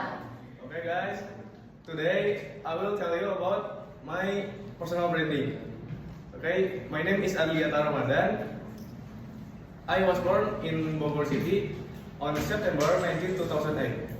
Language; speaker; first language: English; non-native, learner; Indonesian